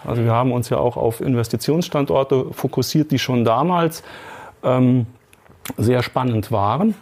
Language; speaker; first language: German; native; German